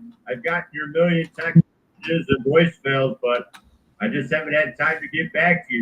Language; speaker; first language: English; native; English